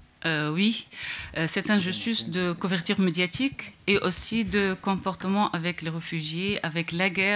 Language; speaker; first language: French; non-native, local second language; Arabic